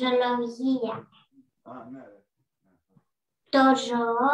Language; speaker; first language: Greek; non-native, learner; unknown